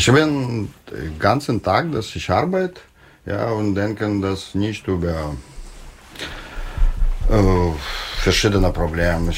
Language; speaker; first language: German; non-native, learner; Russian